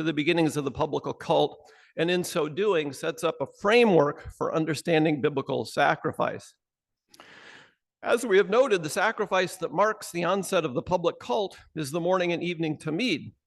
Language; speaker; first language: English; native; English